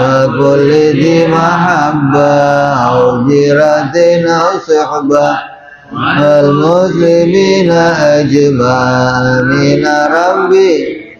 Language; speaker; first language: Arabic; non-native, fluent; Indonesian